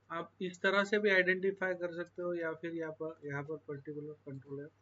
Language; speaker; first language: Hindi; non-native, local second language; Marathi